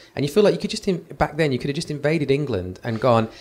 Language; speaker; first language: English; native; English